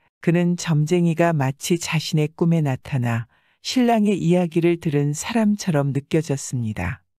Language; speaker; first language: Korean; native; Korean